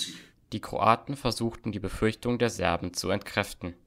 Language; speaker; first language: German; native; German